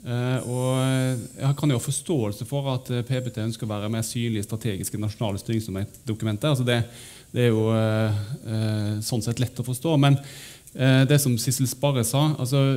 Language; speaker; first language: Norwegian; native; Norwegian